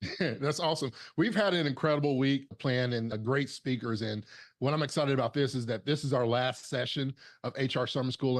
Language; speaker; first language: English; native; English